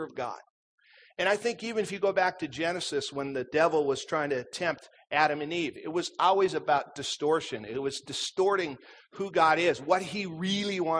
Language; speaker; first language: English; native; English